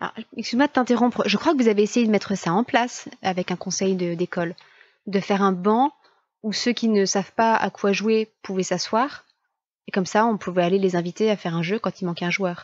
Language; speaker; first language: French; native; French